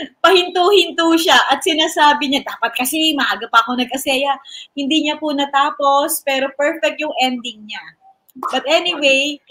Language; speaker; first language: Filipino; native; Filipino